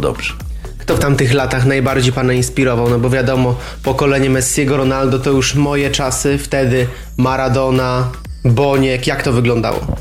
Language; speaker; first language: Polish; native; Polish